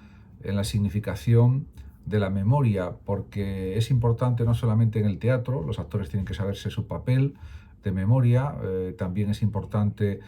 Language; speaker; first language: Spanish; native; Spanish